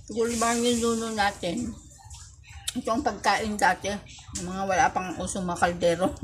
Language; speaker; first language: Filipino; non-native, local second language; Iloko